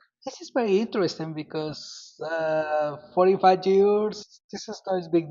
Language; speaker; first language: English; non-native, learner; Spanish